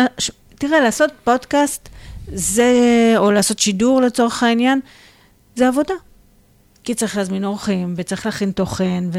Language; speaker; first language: Hebrew; native; Hebrew